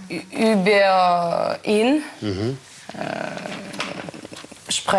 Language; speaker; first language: German; non-native, learner; Russian